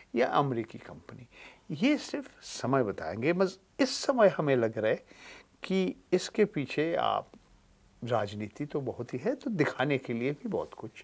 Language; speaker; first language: Hindi; native; Hindi